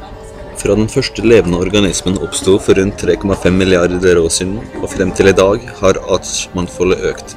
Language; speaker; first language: Norwegian; native; Norwegian